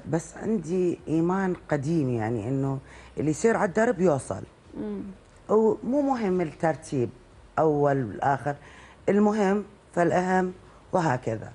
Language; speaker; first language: Arabic; native; Arabic